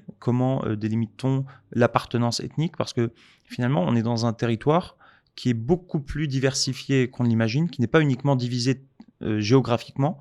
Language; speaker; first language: French; native; French